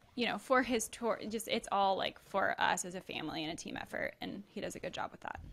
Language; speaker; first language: English; native; English